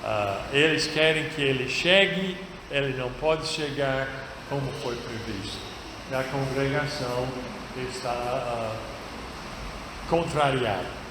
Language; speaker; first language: Portuguese; non-native, fluent; English